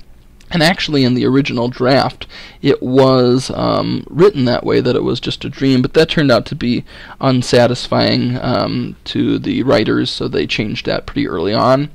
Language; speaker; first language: English; native; English